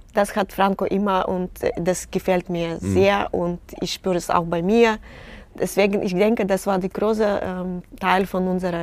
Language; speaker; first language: German; non-native, fluent; Russian